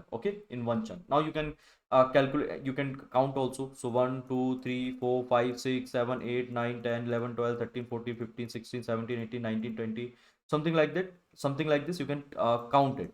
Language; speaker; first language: English; non-native, local second language; Hindi